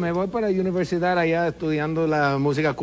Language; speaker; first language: Spanish; non-native, learner; English